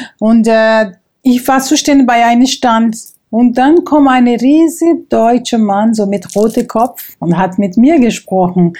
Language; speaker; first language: German; non-native, fluent; Portuguese